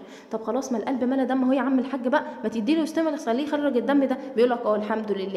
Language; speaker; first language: Arabic; native; Arabic